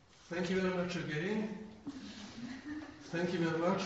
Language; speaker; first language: English; non-native, fluent; Hungarian